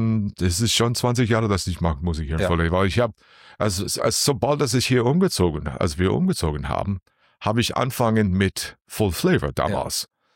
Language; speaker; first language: German; non-native, learner; English